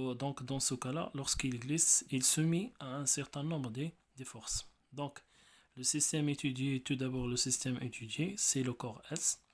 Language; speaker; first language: French; non-native, local second language; Arabic